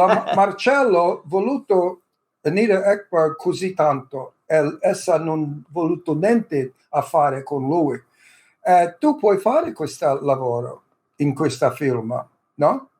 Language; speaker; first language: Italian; early bilingual, heritage; English